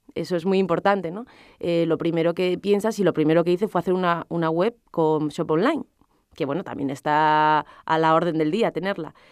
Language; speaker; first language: Spanish; native; Spanish